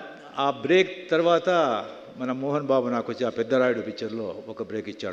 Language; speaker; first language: Telugu; non-native, fluent; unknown